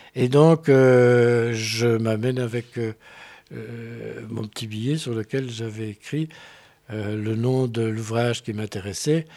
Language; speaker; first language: French; native; French